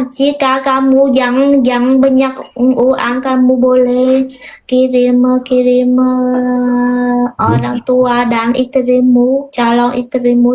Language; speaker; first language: Indonesian; non-native, learner; Vietnamese